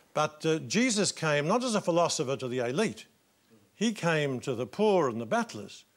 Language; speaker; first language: English; native; English